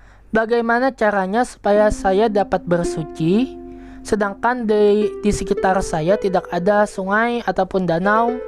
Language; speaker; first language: Indonesian; native; Indonesian